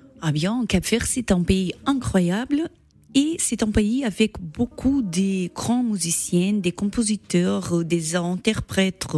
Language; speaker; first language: French; non-native, learner; Portuguese